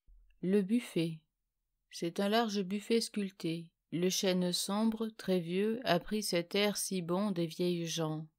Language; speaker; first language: French; native; French